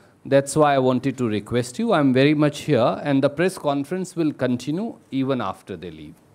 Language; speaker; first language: English; non-native, local second language; Hindi